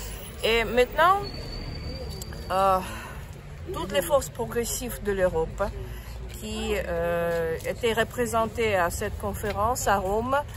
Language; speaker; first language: French; non-native, fluent; Russian